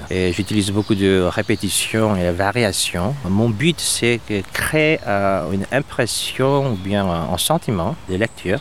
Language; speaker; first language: French; non-native, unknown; Korean